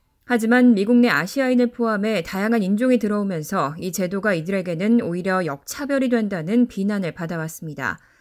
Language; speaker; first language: Korean; native; Korean